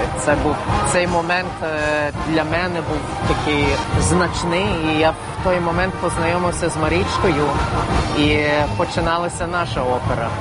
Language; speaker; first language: Ukrainian; non-native, fluent; English